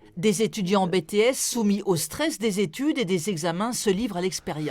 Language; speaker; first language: French; native; French